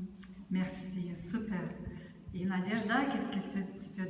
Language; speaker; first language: French; non-native, fluent; Russian